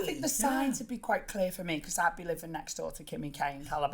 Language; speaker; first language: English; native; English